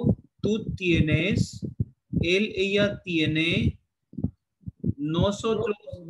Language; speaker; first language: Spanish; non-native, learner; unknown